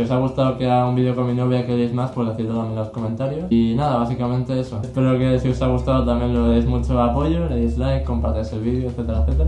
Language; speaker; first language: Spanish; native; Spanish